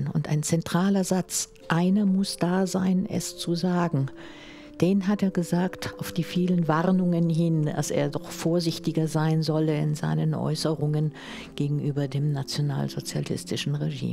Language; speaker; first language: German; native; German